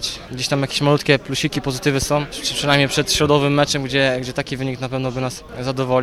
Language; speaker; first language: Polish; native; Polish